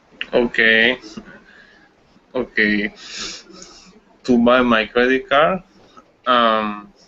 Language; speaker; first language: English; non-native, learner; Spanish